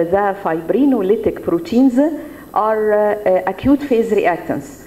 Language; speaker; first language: English; non-native, fluent; Arabic